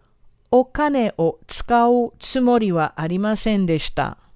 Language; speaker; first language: Japanese; non-native, fluent; English